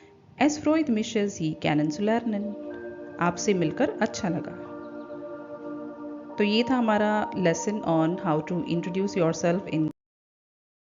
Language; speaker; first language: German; non-native, fluent; Hindi